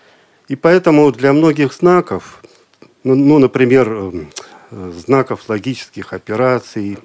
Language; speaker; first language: Russian; native; Russian